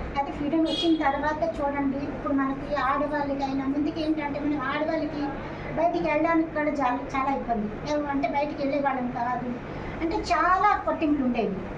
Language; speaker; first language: Telugu; non-native, local second language; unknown